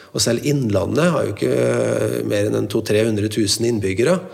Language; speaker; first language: Norwegian; native; Norwegian